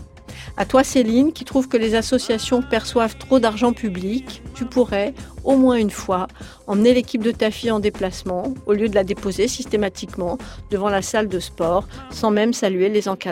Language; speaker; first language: French; native; French